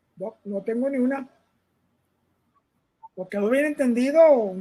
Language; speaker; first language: Spanish; native; Spanish